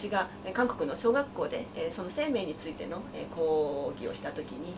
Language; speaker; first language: Korean; native; Korean